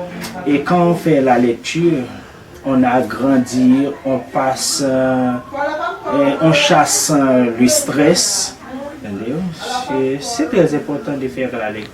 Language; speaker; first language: French; non-native, local second language; Haitian Creole